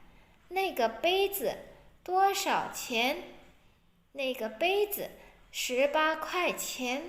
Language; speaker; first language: Chinese; non-native, fluent; Indonesian